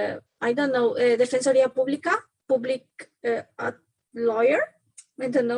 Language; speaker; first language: English; non-native, learner; Spanish